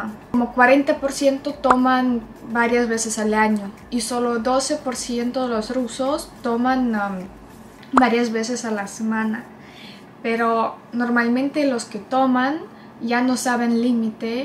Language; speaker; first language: Spanish; non-native, fluent; Russian